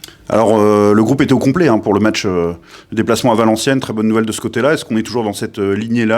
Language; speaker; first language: French; native; French